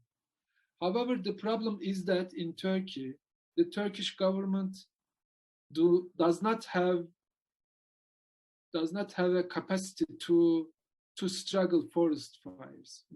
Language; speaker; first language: English; non-native, learner; Turkish